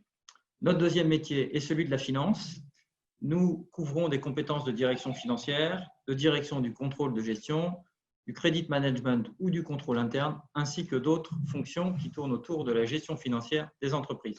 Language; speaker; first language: French; native; French